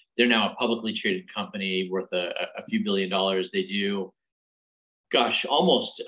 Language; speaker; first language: English; native; English